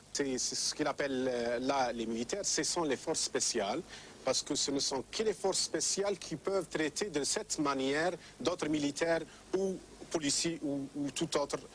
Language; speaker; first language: French; non-native, local second language; Arabic